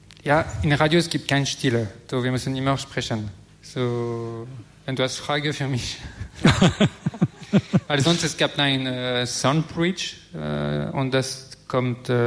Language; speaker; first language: German; non-native, learner; French